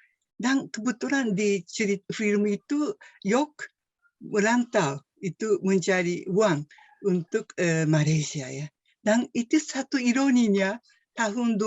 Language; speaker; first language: Indonesian; non-native, fluent; Japanese